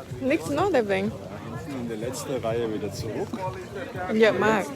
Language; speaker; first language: German; non-native, learner; Thai